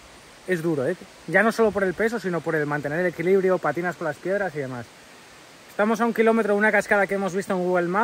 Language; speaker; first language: Spanish; native; Spanish